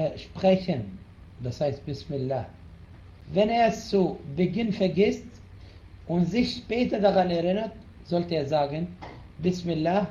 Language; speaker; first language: German; non-native, fluent; Arabic